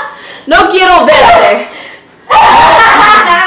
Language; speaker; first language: Spanish; non-native, learner; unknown